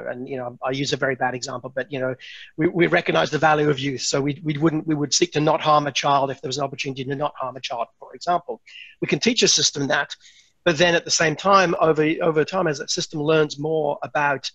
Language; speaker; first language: English; native; English